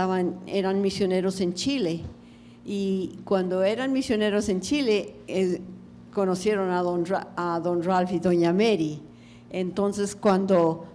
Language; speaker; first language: Spanish; early bilingual, heritage; English